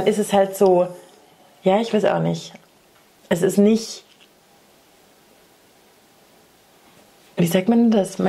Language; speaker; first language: German; native; German